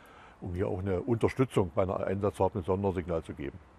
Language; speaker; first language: German; native; German